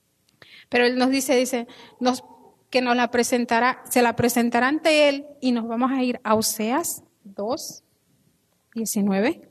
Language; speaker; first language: Spanish; native; Spanish